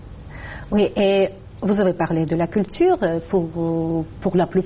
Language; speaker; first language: French; non-native, fluent; Kyrgyz